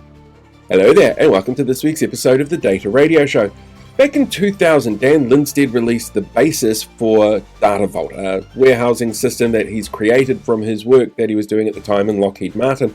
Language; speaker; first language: English; native; English